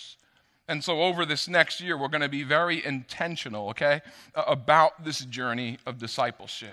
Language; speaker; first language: English; native; English